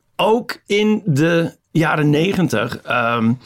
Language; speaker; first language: Dutch; non-native, fluent; English